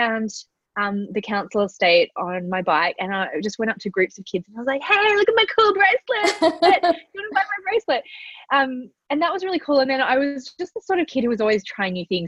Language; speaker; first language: English; native; English